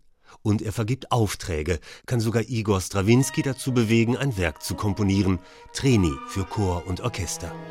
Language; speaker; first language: German; native; German